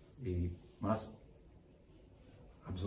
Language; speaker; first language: Spanish; non-native, learner; English